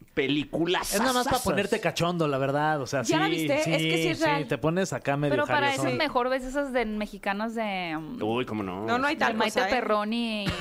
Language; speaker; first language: Spanish; native; Spanish